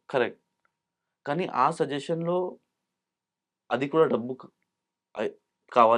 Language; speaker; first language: Telugu; non-native, local second language; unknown